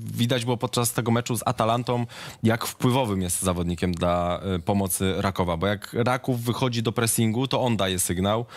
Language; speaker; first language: Polish; native; Polish